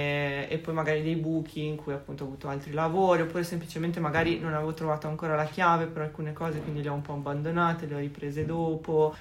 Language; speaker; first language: Italian; native; Italian